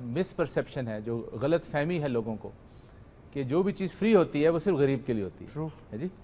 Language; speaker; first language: Urdu; native; Urdu